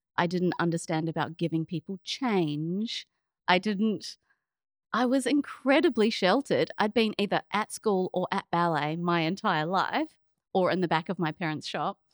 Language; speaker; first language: English; native; English